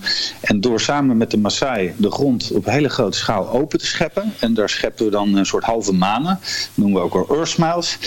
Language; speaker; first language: Dutch; native; Dutch